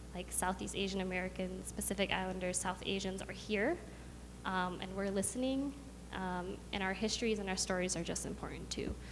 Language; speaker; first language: English; early bilingual, other home language; Khmer